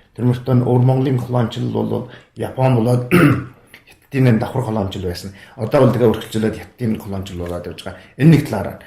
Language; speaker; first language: Mongolian; native; Mongolian